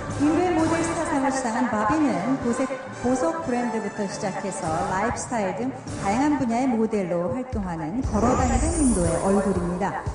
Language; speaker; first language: Korean; native; Korean